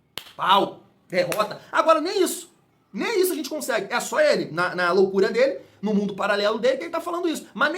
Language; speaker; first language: Portuguese; native; Portuguese